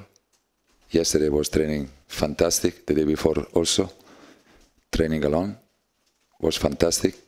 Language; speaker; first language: English; non-native, learner; Italian